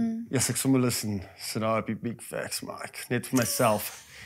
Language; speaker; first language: English; non-native, local second language; Afrikaans